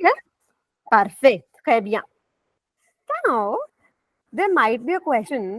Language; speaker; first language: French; non-native, fluent; Hindi